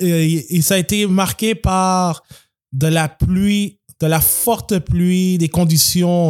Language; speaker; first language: French; native; French